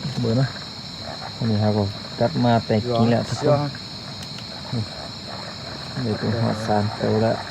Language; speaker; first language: Thai; non-native, local second language; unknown